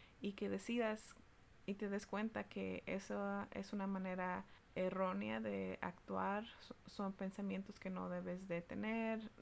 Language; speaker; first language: Spanish; early bilingual, heritage; Spanish